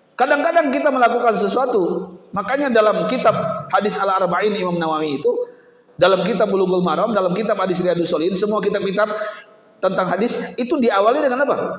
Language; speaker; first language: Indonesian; native; Indonesian